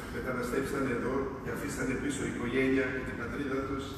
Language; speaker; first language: Greek; early bilingual, heritage; Greek